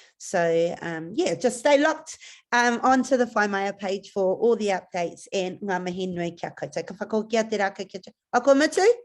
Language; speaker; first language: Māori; non-native, local second language; English